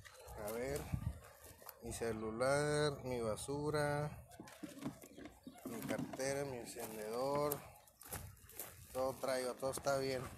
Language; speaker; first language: Spanish; native; Spanish